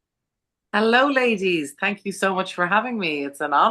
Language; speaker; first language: English; native; English